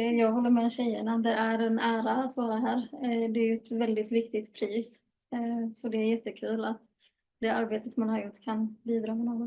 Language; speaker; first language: Swedish; native; Swedish